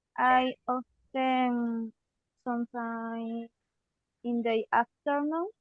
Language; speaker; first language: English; non-native, learner; Spanish